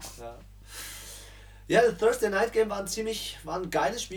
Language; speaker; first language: German; native; German